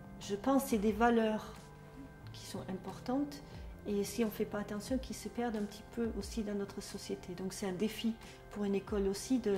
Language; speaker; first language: French; non-native, fluent; German